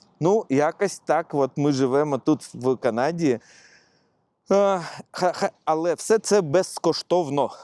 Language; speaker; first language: Ukrainian; non-native, local second language; Russian